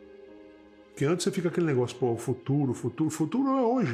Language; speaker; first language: Portuguese; native; Portuguese